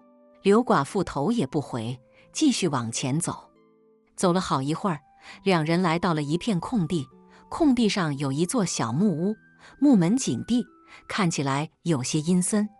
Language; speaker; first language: Chinese; native; Chinese